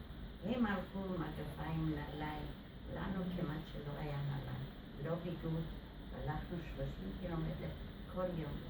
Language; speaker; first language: Hebrew; non-native, fluent; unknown